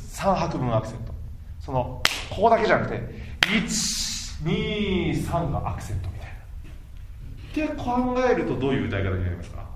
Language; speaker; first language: Japanese; native; Japanese